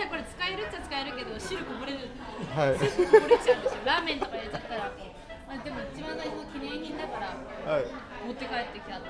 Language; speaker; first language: Japanese; native; Japanese